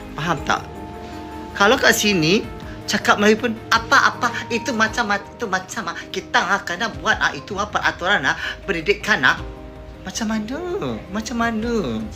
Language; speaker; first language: Malay; native; Malay